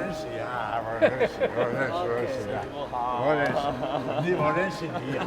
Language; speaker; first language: Chinese; non-native, fluent; Dutch